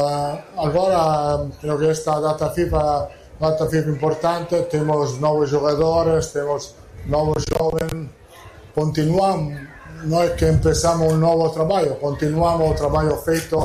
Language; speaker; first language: Portuguese; non-native, fluent; Italian